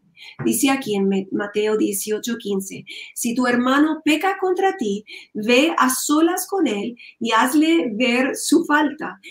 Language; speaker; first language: Spanish; non-native, learner; English